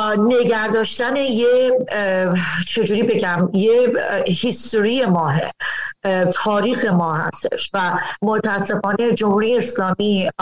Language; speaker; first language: Persian; early bilingual, heritage; Persian